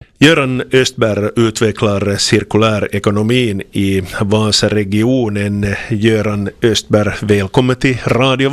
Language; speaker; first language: Swedish; non-native, fluent; Finnish